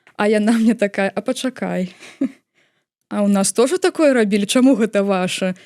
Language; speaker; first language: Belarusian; native; Belarusian